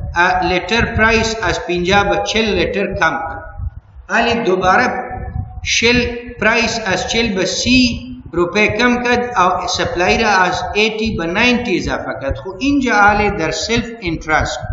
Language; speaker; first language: Persian; non-native, local second language; Pashto